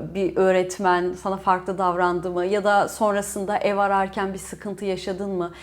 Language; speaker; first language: Turkish; native; Turkish